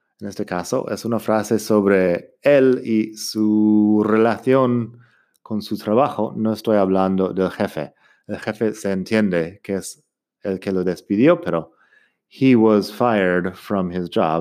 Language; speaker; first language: Spanish; non-native, fluent; English